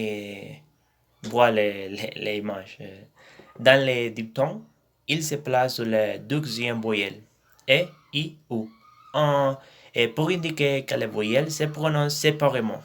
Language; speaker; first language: French; non-native, learner; Spanish